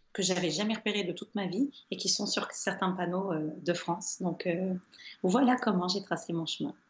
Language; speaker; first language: French; native; French